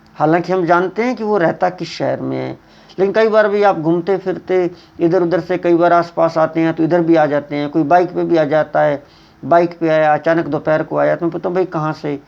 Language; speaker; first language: Hindi; native; Hindi